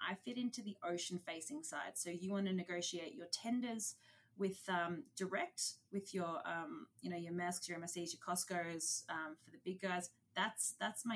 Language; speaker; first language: English; native; English